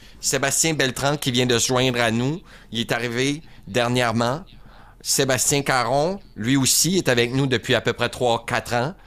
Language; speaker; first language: French; native; French